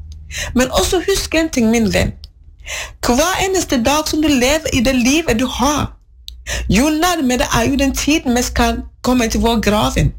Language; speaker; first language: Norwegian; non-native, learner; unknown